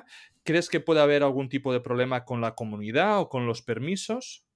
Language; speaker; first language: Spanish; native; Spanish